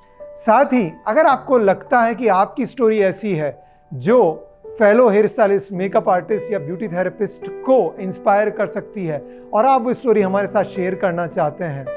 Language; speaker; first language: Hindi; native; Hindi